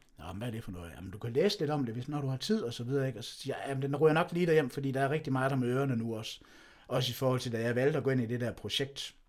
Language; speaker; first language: Danish; native; Danish